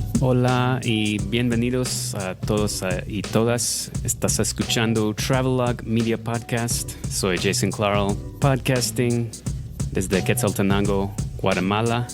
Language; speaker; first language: Spanish; non-native, fluent; English